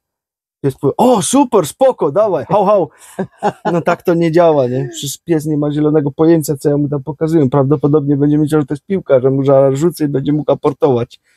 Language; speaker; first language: Polish; native; Polish